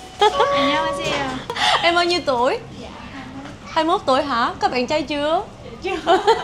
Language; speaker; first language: Korean; non-native, fluent; Vietnamese